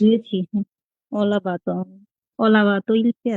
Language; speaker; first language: Italian; non-native, learner; Bangla